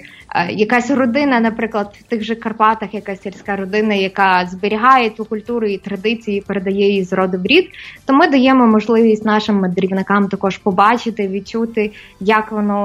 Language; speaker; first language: Ukrainian; native; Ukrainian